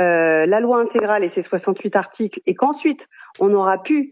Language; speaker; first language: French; native; French